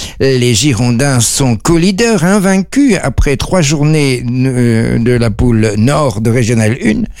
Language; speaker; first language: French; native; French